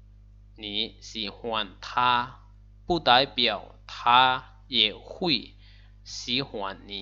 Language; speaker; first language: Chinese; non-native, fluent; Lao